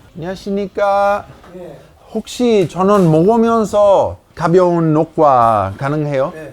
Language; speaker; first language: Korean; non-native, learner; Italian